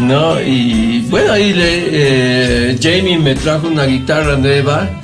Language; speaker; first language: Spanish; native; Spanish